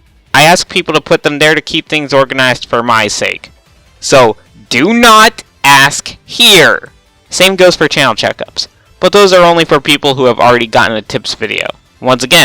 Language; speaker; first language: English; native; English